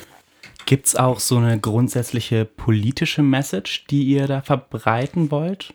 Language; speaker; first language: German; native; German